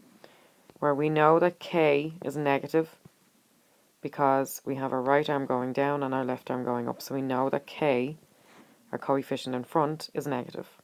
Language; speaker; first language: English; native; English